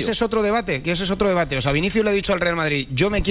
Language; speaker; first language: Spanish; native; Spanish